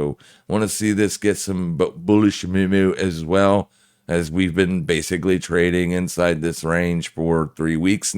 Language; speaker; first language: English; native; English